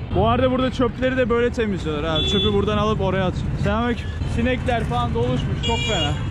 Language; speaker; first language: Turkish; native; Turkish